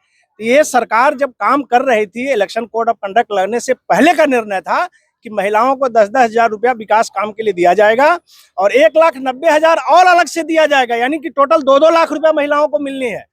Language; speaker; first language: Hindi; native; Hindi